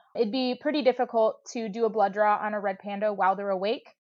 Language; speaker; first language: English; native; English